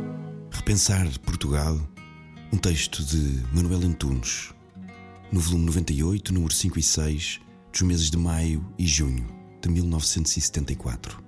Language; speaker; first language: Portuguese; native; Portuguese